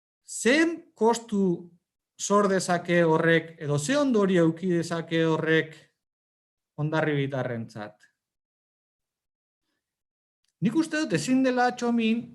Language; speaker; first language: Basque; native; Basque